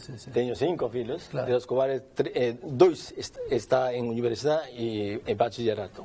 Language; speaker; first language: Portuguese; non-native, learner; Japanese